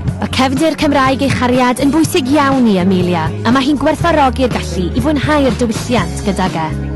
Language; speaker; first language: Welsh; native; Welsh